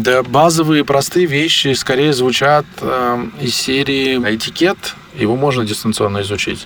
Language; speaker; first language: Russian; native; Russian